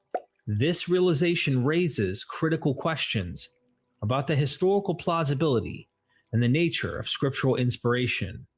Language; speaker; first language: English; native; English